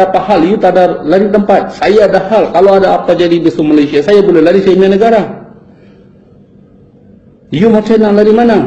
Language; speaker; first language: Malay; non-native, fluent; Bangla